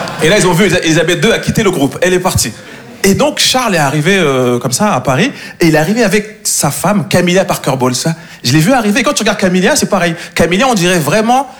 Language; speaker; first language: French; native; French